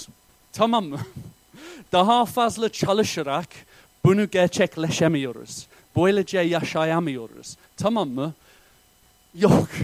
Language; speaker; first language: Turkish; non-native, fluent; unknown